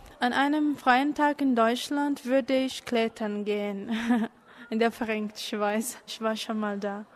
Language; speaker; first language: German; non-native, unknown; Portuguese